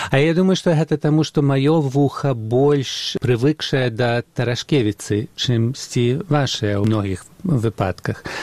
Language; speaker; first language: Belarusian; early bilingual, heritage; Belarusian